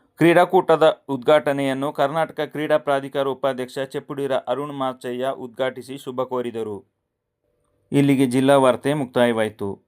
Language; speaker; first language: Kannada; non-native, local second language; Kodava